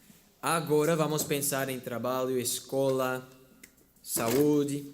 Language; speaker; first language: Portuguese; non-native, fluent; English